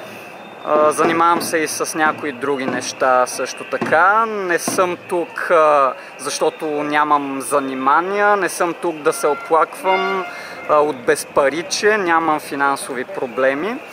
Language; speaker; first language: Bulgarian; native; Bulgarian